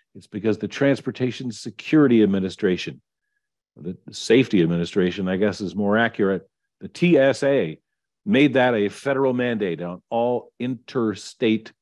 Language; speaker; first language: English; native; English